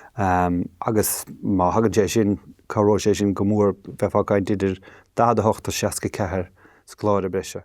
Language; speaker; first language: Irish; native; Irish